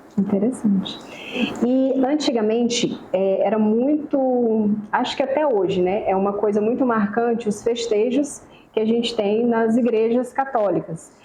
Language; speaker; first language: Portuguese; native; Portuguese